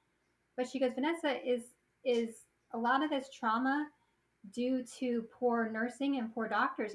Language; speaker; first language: English; native; English